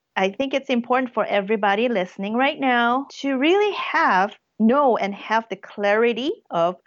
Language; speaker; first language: English; early bilingual, other home language; Korean